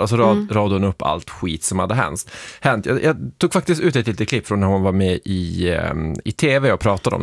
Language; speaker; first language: Swedish; native; Swedish